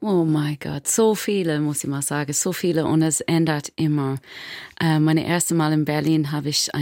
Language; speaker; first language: German; non-native, learner; English